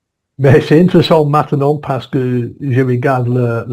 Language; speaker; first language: French; non-native, learner; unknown